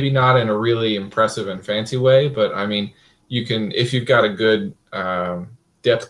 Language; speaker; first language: English; native; English